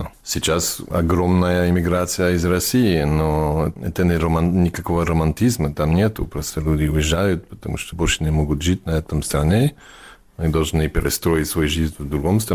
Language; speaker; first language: Russian; non-native, fluent; English